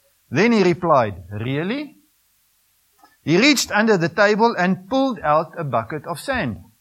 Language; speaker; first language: English; non-native, local second language; Afrikaans